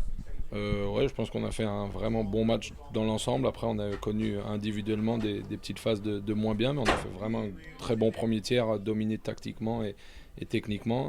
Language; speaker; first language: French; native; French